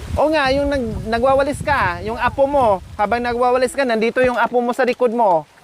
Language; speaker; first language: Filipino; non-native, local second language; Cebuano